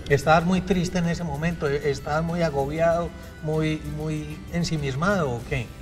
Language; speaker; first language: Spanish; native; Spanish